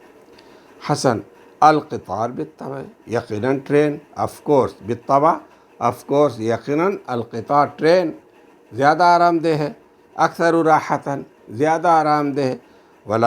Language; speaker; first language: Urdu; native; Urdu